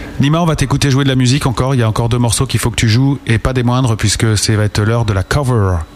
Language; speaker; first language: French; native; French